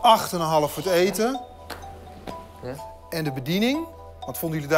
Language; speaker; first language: Dutch; native; Dutch